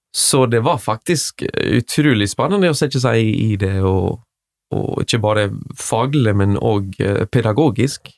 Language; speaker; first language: Norwegian; non-native, fluent; Spanish